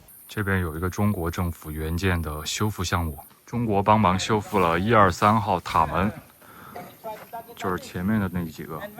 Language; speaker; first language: Chinese; native; Chinese